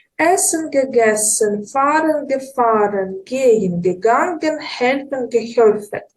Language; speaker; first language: German; non-native, learner; Ukrainian